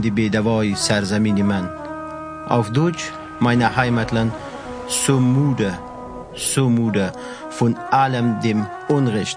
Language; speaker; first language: German; non-native, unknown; Persian